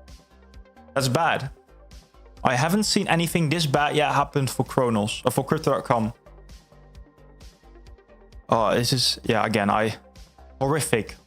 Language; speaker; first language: English; non-native, fluent; Dutch